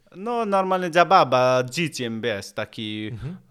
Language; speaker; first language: Polish; non-native, learner; Nepali